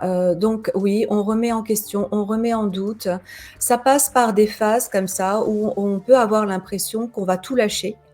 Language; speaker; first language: French; native; French